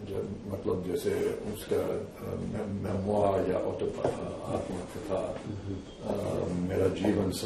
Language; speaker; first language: Hindi; non-native, fluent; English